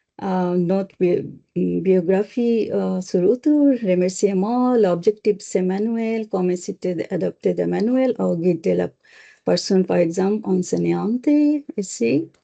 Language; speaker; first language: French; non-native, learner; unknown